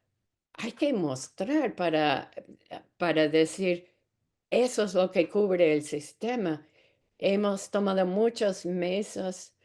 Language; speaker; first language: Spanish; non-native, fluent; English